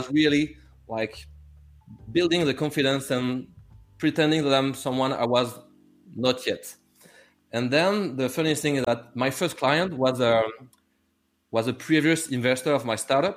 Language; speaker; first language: English; non-native, fluent; French